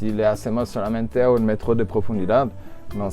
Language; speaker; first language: Spanish; non-native, learner; French